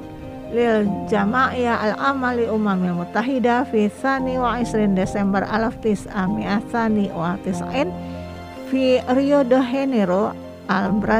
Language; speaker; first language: Arabic; non-native, fluent; Indonesian